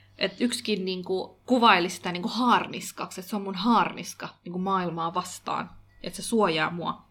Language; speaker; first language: Finnish; early bilingual, other home language; Kurdish